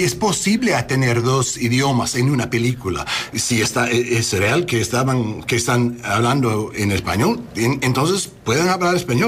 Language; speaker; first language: Spanish; non-native, learner; English